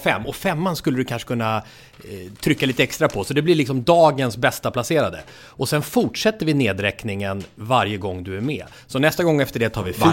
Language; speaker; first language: Swedish; native; Swedish